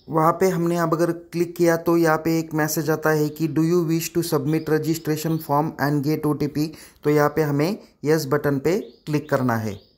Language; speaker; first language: Hindi; non-native, local second language; Marathi